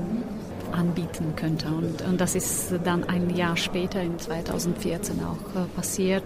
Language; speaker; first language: German; non-native, fluent; Slovak